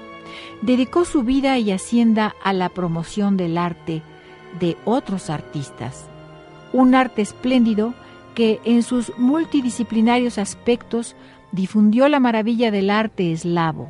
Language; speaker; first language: Spanish; native; Spanish